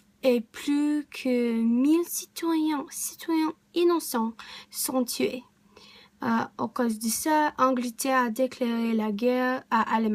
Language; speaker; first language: French; non-native, learner; English